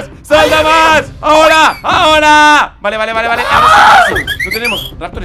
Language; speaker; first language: Spanish; native; Spanish